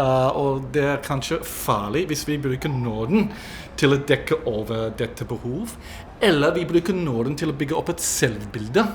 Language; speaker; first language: Norwegian; non-native, fluent; English